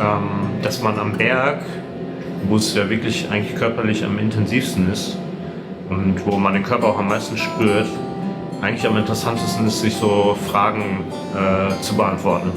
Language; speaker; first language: German; native; German